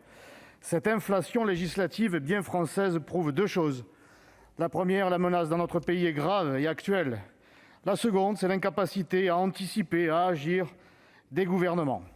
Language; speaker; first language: French; native; French